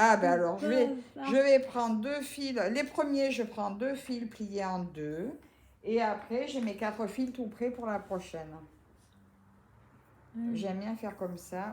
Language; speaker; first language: French; native; French